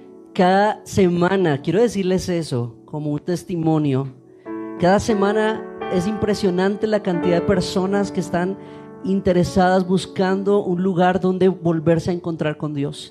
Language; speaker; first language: Spanish; native; Spanish